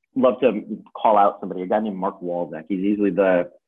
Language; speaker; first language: English; native; English